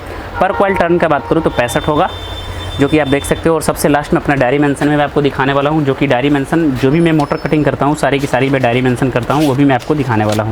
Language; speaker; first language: Hindi; native; Hindi